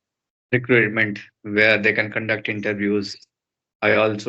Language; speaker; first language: English; non-native, learner; Hindi